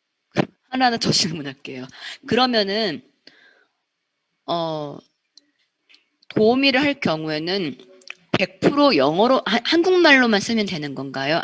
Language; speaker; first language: Korean; non-native, fluent; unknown